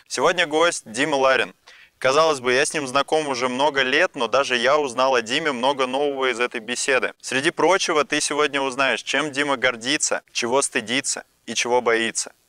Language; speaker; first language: Russian; native; Russian